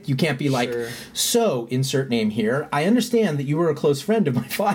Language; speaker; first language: English; native; English